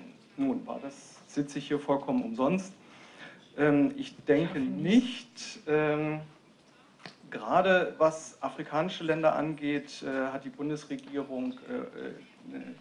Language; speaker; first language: German; native; German